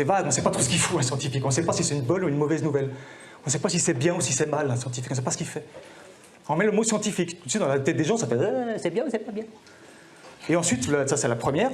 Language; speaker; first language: French; native; French